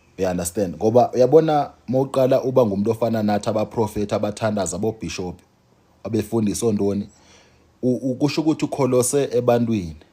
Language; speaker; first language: Zulu; non-native, local second language; Xhosa